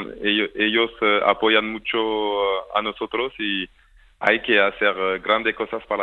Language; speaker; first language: Spanish; non-native, fluent; French